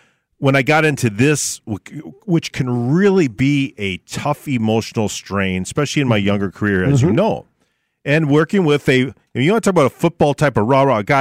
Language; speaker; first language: English; native; English